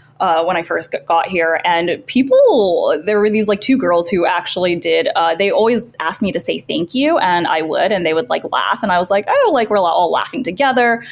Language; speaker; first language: English; early bilingual, other home language; Chinese